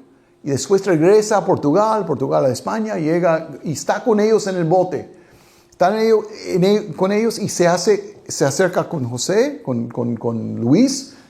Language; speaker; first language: Spanish; non-native, fluent; English